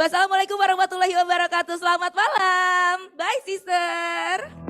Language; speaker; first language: Indonesian; native; Indonesian